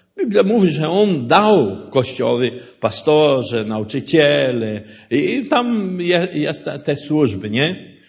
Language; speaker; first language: Polish; non-native, learner; Portuguese